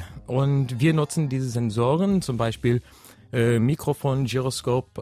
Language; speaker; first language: German; non-native, fluent; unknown